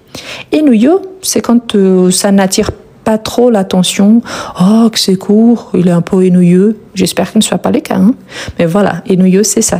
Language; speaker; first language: French; native; French